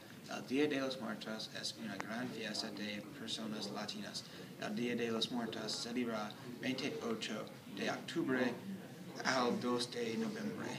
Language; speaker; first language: Spanish; non-native, learner; English